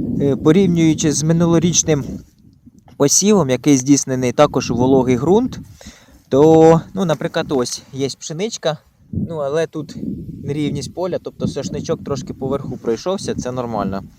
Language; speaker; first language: Ukrainian; native; Ukrainian